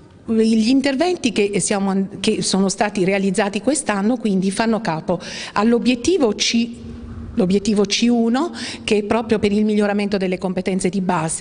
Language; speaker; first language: Italian; native; Italian